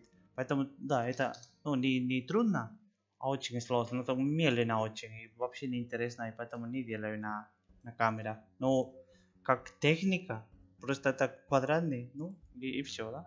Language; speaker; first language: Russian; non-native, learner; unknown